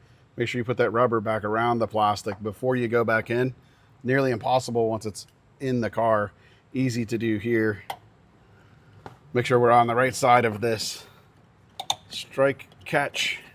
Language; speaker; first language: English; native; English